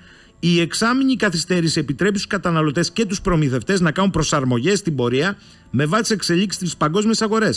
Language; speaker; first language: Greek; native; Greek